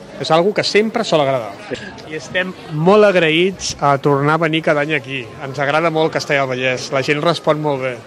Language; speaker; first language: Catalan; native; Catalan